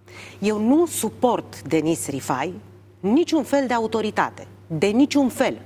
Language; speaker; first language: Romanian; native; Romanian